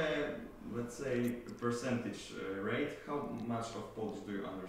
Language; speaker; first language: English; non-native, fluent; Polish